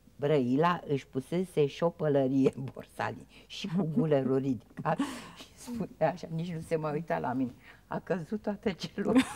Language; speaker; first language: Romanian; native; Romanian